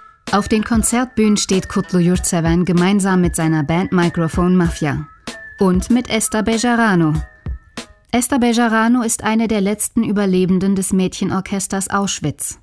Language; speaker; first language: German; native; German